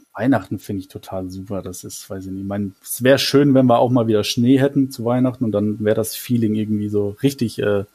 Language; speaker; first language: German; native; German